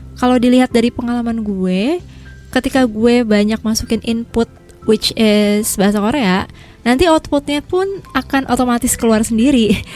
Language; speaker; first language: Indonesian; native; Indonesian